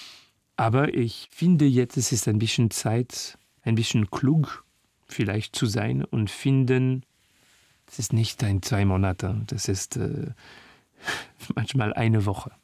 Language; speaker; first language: German; non-native, learner; French